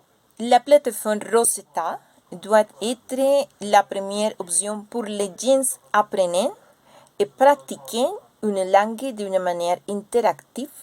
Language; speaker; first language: French; non-native, learner; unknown